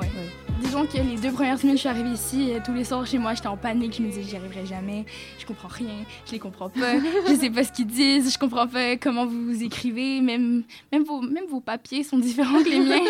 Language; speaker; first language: French; native; French